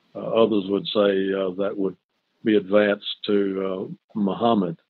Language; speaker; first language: English; native; English